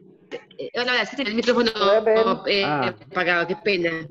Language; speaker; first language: Spanish; native; Spanish